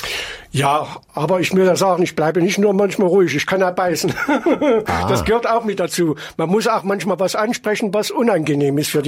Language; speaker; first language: German; native; German